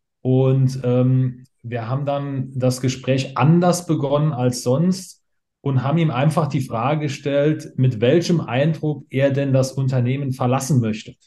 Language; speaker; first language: German; native; German